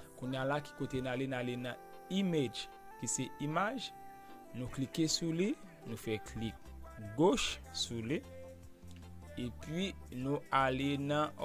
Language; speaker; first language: French; non-native, learner; Haitian Creole